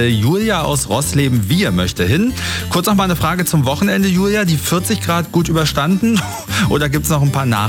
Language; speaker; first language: German; native; German